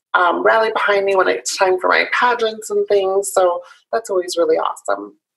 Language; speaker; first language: English; native; English